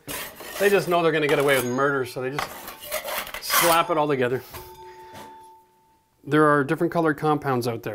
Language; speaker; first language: English; native; English